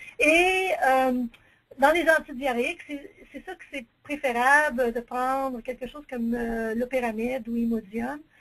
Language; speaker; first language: French; native; French